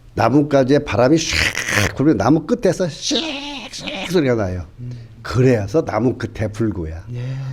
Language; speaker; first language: Korean; native; Korean